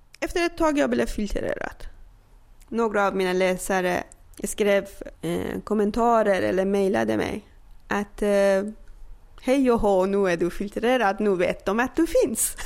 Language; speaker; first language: Swedish; non-native, fluent; Persian